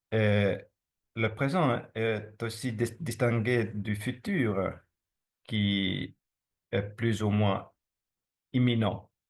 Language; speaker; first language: French; non-native, fluent; Estonian